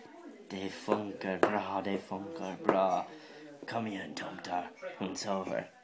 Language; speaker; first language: Swedish; non-native, learner; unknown